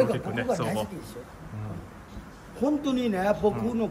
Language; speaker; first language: Japanese; non-native, learner; Thai